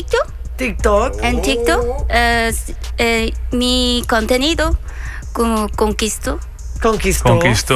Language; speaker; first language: Spanish; non-native, learner; Korean